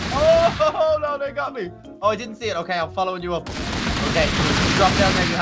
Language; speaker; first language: English; native; English